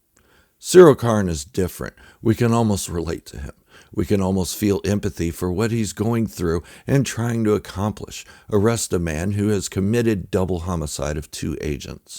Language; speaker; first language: English; native; English